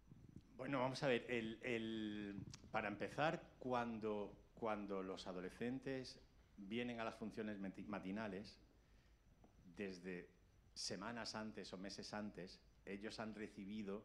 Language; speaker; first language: Spanish; native; Spanish